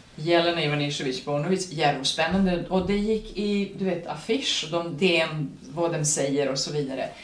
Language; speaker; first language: Swedish; non-native, fluent; Serbian